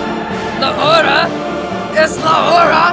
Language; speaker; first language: Spanish; non-native, learner; English